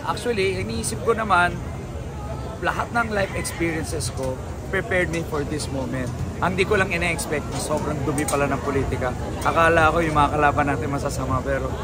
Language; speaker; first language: Filipino; native; Filipino